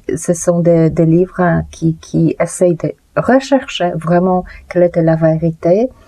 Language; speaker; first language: French; non-native, fluent; Polish